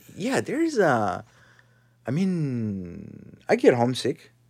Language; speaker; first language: English; non-native, fluent; Tigrinya